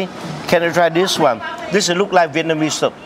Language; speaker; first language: English; non-native, learner; Vietnamese